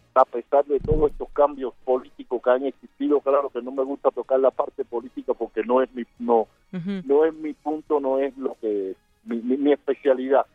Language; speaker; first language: Spanish; native; Spanish